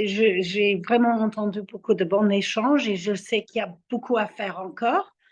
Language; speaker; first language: French; non-native, fluent; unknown